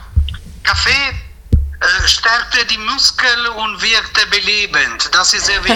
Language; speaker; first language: German; non-native, fluent; Italian